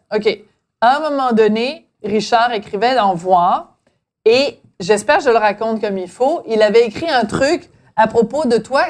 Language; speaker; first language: French; native; French